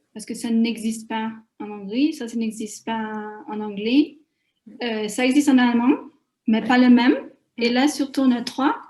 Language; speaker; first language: French; non-native, fluent; Hungarian